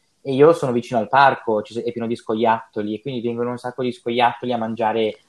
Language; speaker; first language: Italian; native; Italian